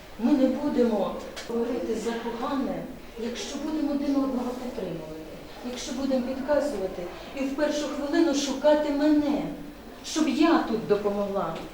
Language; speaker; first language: Ukrainian; native; Ukrainian